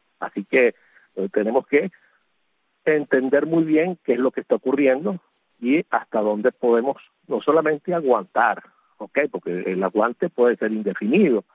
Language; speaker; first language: Spanish; native; Spanish